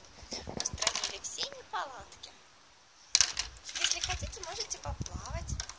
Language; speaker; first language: Russian; native; Russian